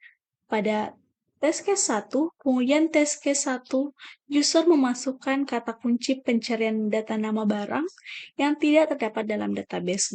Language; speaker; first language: Indonesian; native; Indonesian